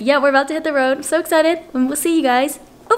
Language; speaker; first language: English; native; English